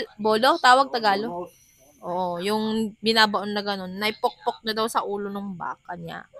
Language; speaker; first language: Filipino; non-native, local second language; Iloko